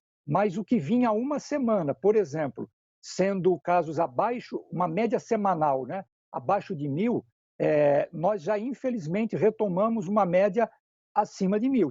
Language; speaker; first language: Portuguese; native; Portuguese